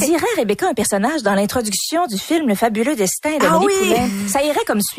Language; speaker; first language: French; native; French